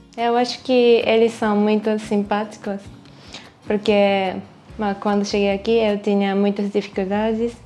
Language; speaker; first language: Portuguese; non-native, learner; Japanese